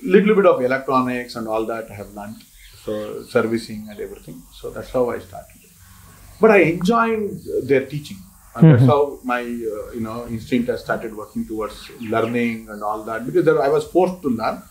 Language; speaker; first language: English; non-native, local second language; Kannada